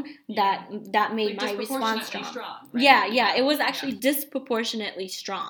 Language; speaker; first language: English; early bilingual, other home language; Bangla